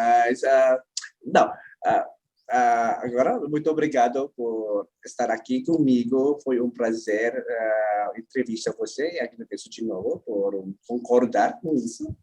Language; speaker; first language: Portuguese; non-native, learner; Filipino